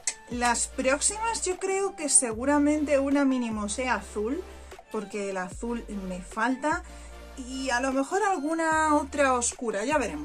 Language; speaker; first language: Spanish; native; Spanish